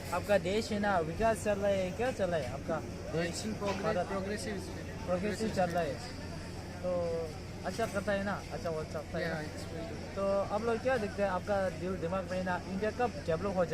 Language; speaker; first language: Hindi; non-native, learner; Tibetan